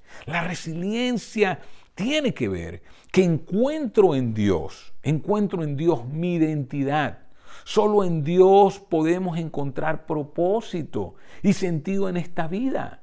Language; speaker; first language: Spanish; native; Spanish